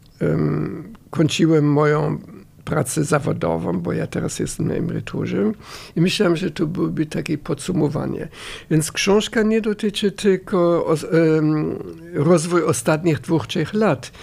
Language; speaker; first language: Polish; non-native, fluent; German